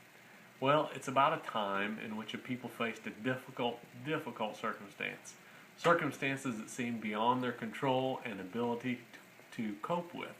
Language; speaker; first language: English; native; English